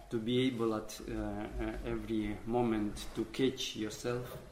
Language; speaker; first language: English; non-native, fluent; Russian